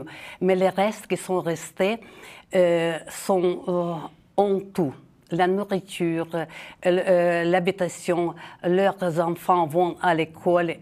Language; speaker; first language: French; non-native, fluent; Ukrainian